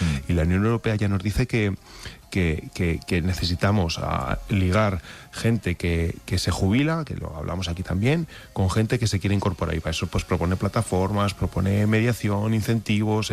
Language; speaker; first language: Spanish; native; Spanish